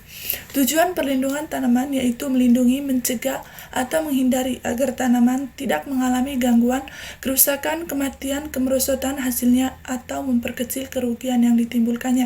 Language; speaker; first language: Indonesian; non-native, learner; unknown